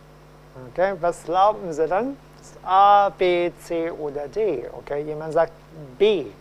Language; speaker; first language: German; non-native, fluent; Cantonese